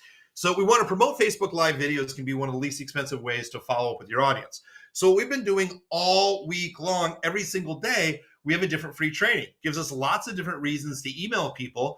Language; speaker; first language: English; native; English